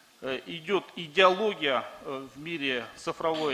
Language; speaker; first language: Russian; non-native, local second language; Kyrgyz